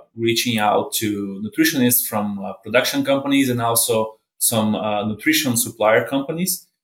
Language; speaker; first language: English; non-native, fluent; Portuguese